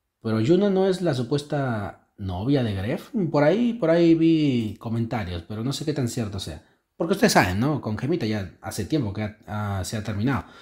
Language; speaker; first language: Spanish; native; Spanish